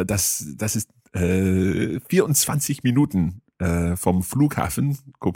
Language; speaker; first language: German; non-native, learner; English